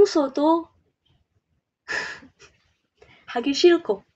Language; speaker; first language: Korean; non-native, learner; English